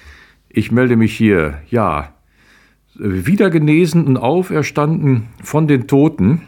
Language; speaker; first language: German; native; German